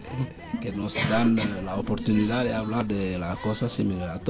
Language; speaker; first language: Spanish; non-native, learner; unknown